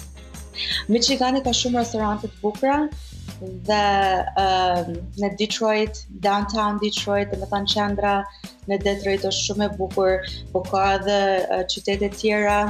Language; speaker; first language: Albanian; early bilingual, heritage; Albanian